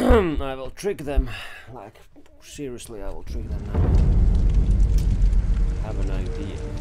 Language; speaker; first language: English; non-native, fluent; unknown